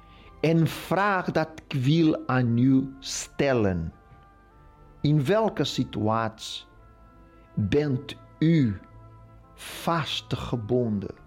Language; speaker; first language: Dutch; non-native, fluent; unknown